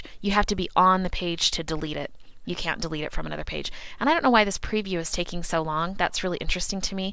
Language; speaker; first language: English; native; English